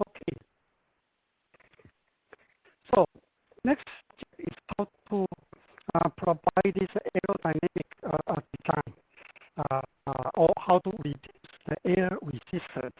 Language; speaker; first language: English; non-native, fluent; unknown